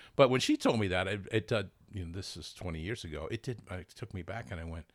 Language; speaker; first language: English; native; English